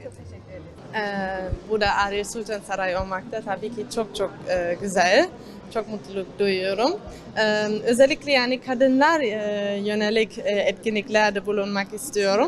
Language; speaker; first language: Turkish; non-native, fluent; German